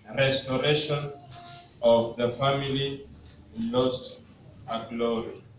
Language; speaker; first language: English; non-native, local second language; Swahili